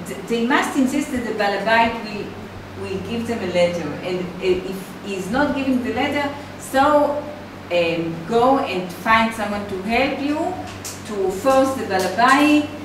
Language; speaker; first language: English; non-native, fluent; Hebrew